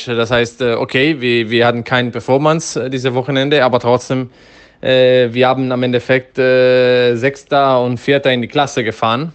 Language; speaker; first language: German; non-native, fluent; Dutch